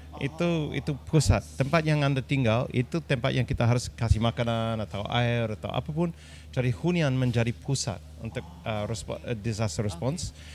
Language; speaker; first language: Indonesian; non-native, fluent; English